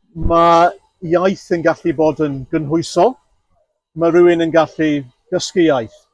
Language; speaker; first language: Welsh; early bilingual, heritage; Welsh